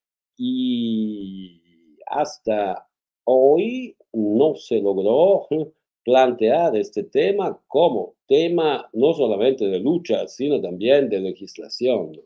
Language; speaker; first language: Spanish; non-native, fluent; Italian